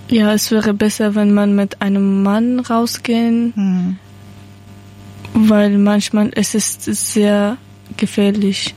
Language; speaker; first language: German; non-native, learner; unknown